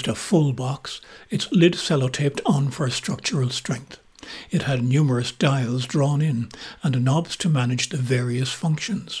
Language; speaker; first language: English; native; English